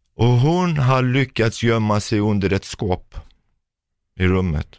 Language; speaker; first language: Swedish; non-native, fluent; Turkish